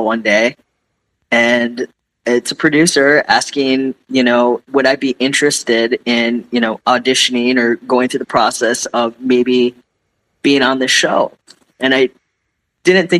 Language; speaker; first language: English; native; English